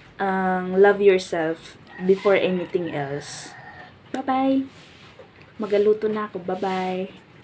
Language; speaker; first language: Filipino; non-native, local second language; Hiligaynon